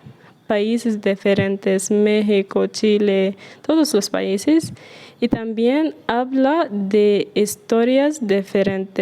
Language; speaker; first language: Spanish; non-native, learner; Arabic